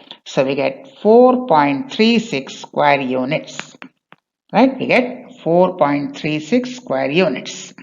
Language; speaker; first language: English; non-native, local second language; Bangla